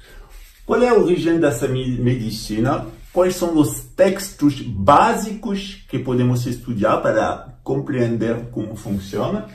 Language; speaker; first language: Portuguese; non-native, fluent; French